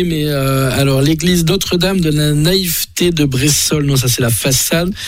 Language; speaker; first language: French; native; French